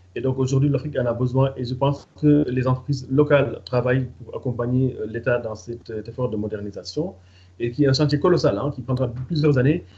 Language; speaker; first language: French; non-native, local second language; Fula